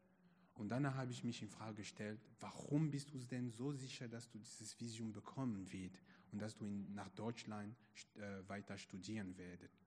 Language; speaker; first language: German; non-native, fluent; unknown